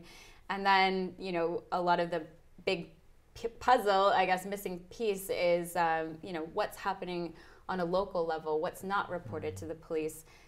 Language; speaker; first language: English; native; English